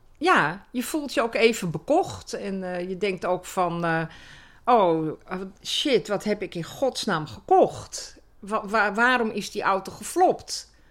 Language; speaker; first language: Dutch; native; Dutch